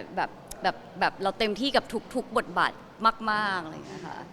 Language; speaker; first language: Thai; native; Thai